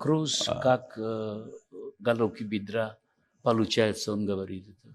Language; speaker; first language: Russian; non-native, learner; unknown